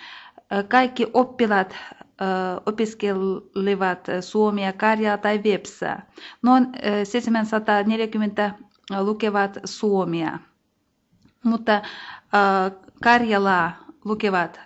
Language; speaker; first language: Finnish; non-native, fluent; Russian